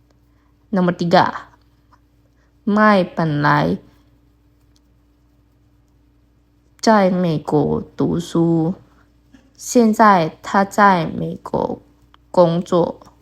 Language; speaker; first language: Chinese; non-native, fluent; Indonesian